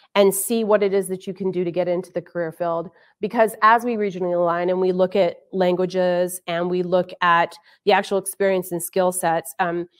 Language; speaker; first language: English; native; English